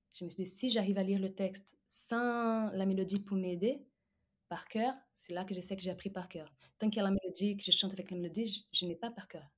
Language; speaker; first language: French; non-native, fluent; Portuguese